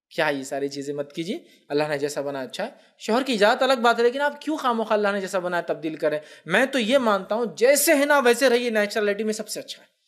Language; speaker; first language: Urdu; native; Urdu